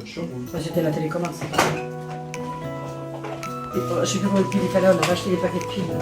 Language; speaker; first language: French; native; French